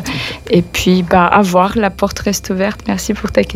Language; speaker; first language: French; non-native, fluent; Russian